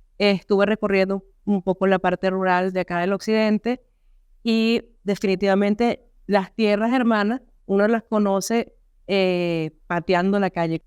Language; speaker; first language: Spanish; native; Spanish